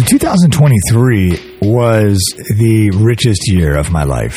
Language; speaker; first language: English; native; English